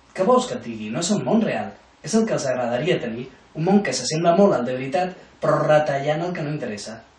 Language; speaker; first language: Catalan; non-native, local second language; Spanish